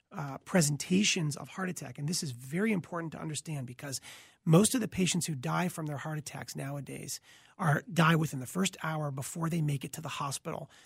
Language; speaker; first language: English; native; English